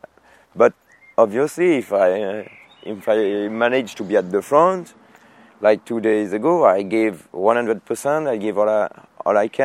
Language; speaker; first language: English; non-native, fluent; French